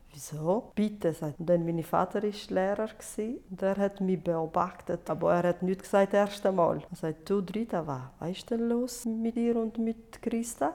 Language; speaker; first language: German; non-native, learner; Albanian